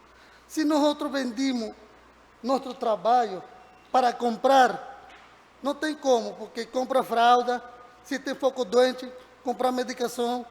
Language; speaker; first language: Portuguese; non-native, learner; Spanish